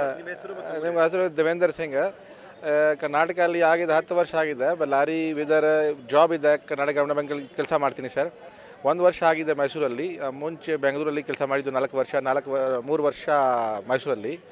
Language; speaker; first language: Kannada; non-native, learner; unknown